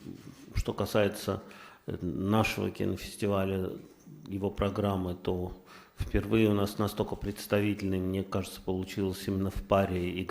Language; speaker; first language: Russian; native; Russian